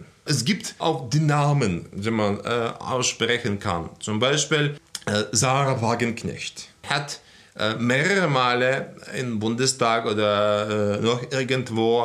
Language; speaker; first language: German; non-native, fluent; Russian